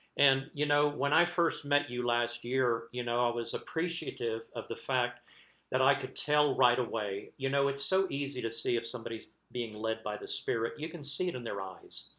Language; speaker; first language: English; native; English